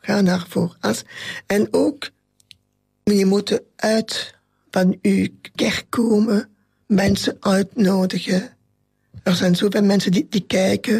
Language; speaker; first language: Dutch; non-native, local second language; French